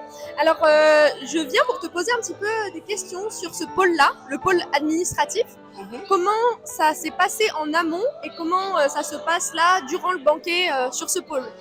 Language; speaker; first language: French; native; French